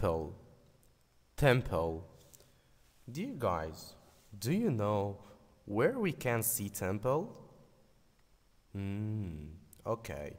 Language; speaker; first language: English; non-native, fluent; Arabic